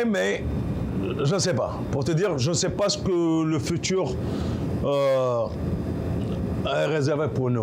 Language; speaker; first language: French; non-native, local second language; Arabic